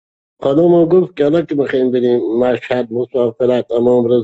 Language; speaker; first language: Persian; native; Persian